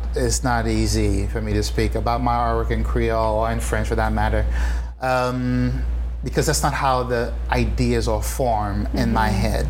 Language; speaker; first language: English; non-native, fluent; Haitian Creole